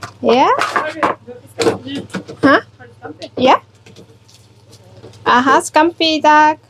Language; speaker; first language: Norwegian; non-native, learner; Thai